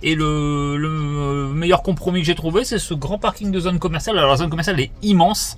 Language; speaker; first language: French; native; French